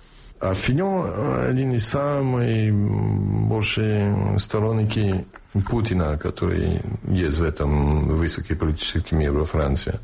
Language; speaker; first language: Russian; non-native, fluent; English